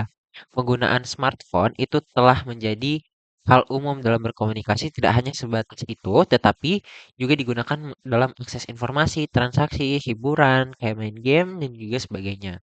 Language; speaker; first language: Indonesian; native; Indonesian